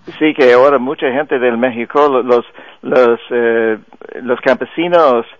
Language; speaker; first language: Spanish; non-native, fluent; English